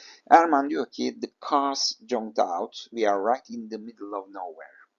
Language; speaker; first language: English; non-native, fluent; Turkish